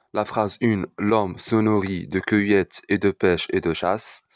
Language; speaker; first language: French; non-native, local second language; Arabic